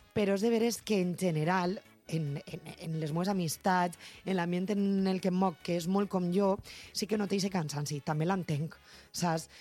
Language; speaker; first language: Catalan; native; Catalan